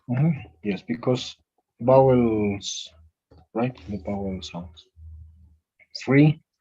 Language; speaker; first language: English; non-native, fluent; Spanish